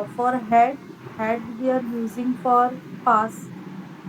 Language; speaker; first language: English; non-native, learner; Hindi